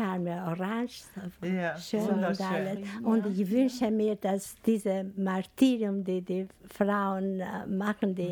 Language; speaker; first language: German; non-native, fluent; Albanian